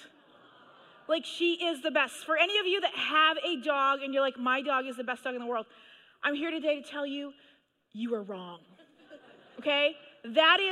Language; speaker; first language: English; native; English